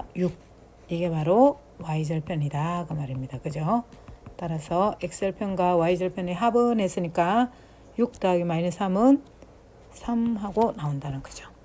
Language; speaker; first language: Korean; native; Korean